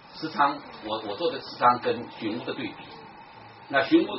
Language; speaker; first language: Chinese; native; Chinese